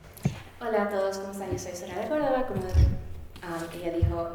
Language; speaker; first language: Spanish; early bilingual, heritage; Spanish